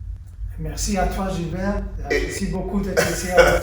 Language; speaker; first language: French; early bilingual, heritage; French